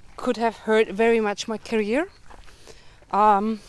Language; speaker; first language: English; early bilingual, heritage; German